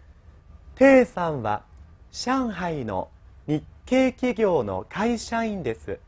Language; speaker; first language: Japanese; non-native, fluent; Chinese